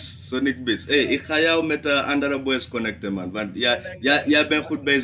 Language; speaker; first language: Dutch; non-native, fluent; English